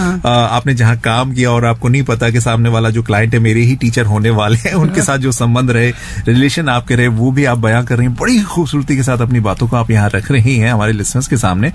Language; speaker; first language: Hindi; native; Hindi